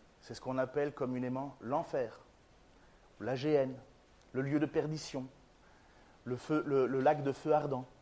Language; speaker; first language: French; native; French